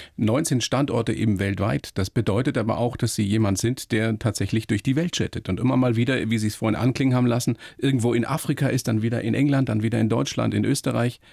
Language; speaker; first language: German; native; German